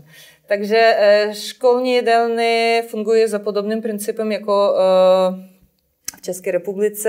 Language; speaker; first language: Czech; non-native, fluent; Ukrainian